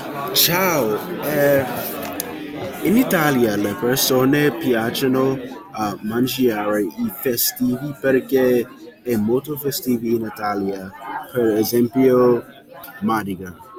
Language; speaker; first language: Italian; non-native, learner; English